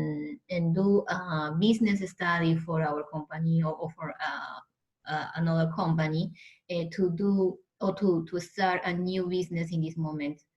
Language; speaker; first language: English; non-native, learner; Spanish